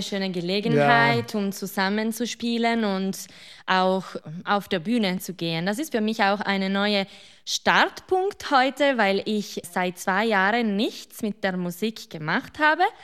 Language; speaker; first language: German; non-native, fluent; Italian